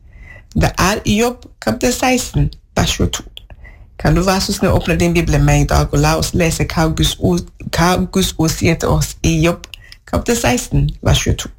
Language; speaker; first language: Norwegian; non-native, learner; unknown